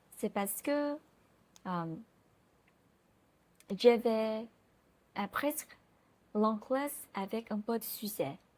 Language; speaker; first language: French; non-native, learner; Vietnamese